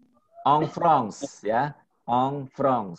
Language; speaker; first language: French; non-native, fluent; Indonesian